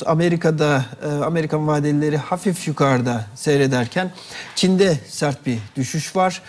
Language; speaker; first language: Turkish; native; Turkish